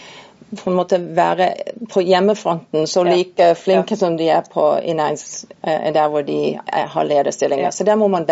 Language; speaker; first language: Norwegian; non-native, fluent; English